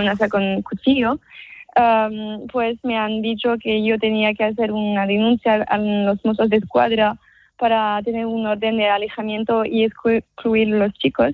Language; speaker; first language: Spanish; non-native, fluent; French